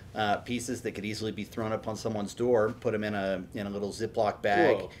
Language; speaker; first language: English; native; English